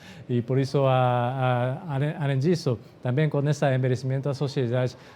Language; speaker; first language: Portuguese; non-native, fluent; Japanese